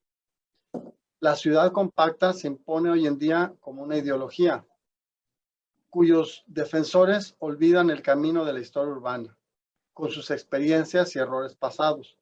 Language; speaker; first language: Spanish; native; Spanish